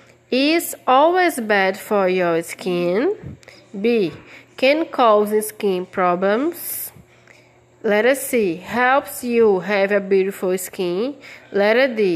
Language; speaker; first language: English; non-native, fluent; Portuguese